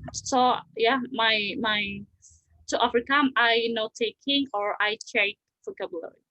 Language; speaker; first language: English; non-native, learner; Indonesian